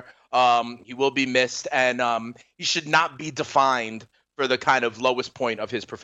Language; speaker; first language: English; native; English